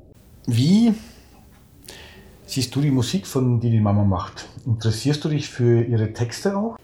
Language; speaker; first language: German; native; German